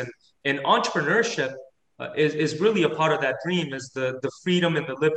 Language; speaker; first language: English; native; English